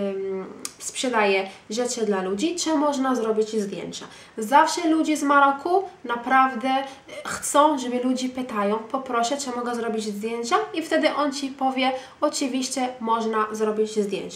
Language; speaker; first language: Polish; non-native, fluent; Arabic